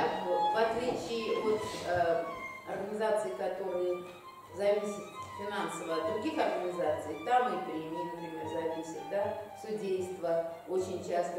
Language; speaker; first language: Russian; native; Russian